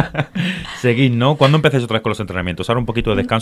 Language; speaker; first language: Spanish; native; Spanish